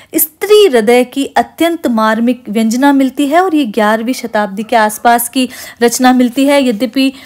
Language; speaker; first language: Hindi; native; Hindi